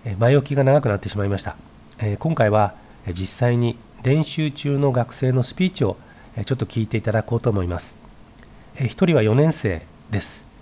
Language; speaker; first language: Japanese; native; Japanese